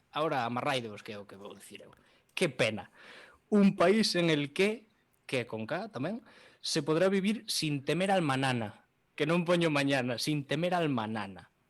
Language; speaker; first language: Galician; native; Galician